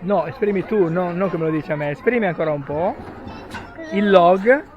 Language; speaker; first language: Italian; native; Italian